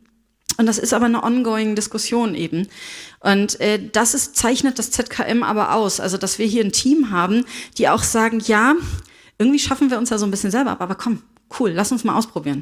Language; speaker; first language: German; native; German